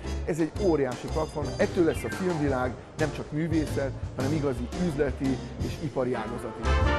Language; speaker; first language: Hungarian; native; Hungarian